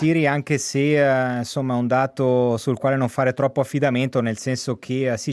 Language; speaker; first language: Italian; native; Italian